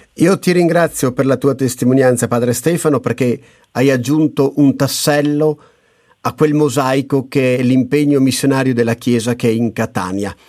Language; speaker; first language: Italian; native; Italian